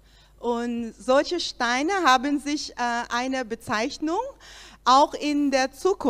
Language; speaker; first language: German; non-native, learner; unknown